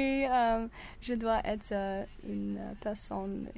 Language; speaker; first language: French; non-native, learner; English